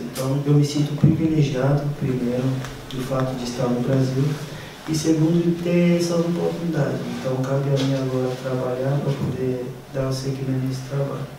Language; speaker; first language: Portuguese; non-native, fluent; French